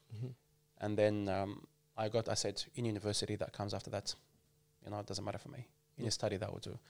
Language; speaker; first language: English; non-native, fluent; Arabic